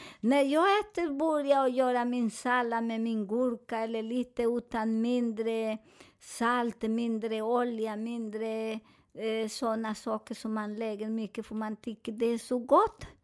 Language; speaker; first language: Swedish; non-native, fluent; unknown